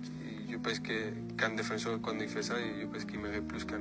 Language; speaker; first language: French; non-native, fluent; Spanish